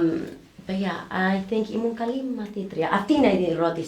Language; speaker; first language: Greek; early bilingual, heritage; English